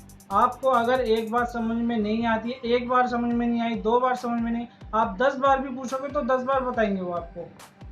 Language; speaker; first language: Hindi; native; Hindi